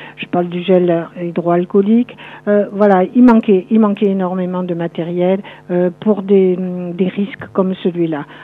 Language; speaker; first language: French; native; French